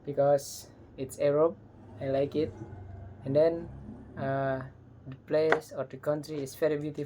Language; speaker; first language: English; non-native, learner; Indonesian